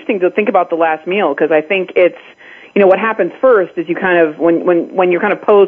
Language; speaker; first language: English; native; English